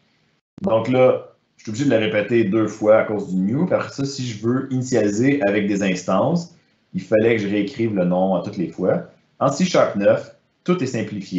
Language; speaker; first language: French; native; French